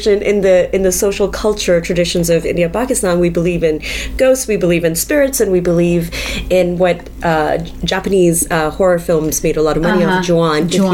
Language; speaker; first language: English; non-native, local second language; Urdu